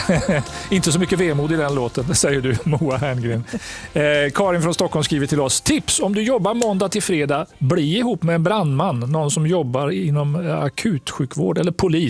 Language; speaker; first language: Swedish; native; Swedish